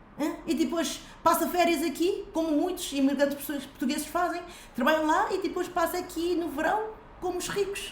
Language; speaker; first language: Portuguese; non-native, fluent; Chinese